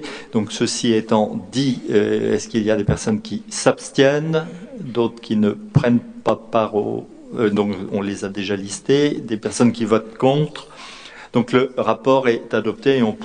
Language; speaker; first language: French; native; French